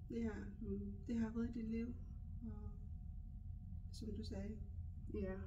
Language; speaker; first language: Danish; non-native, local second language; Kalaallisut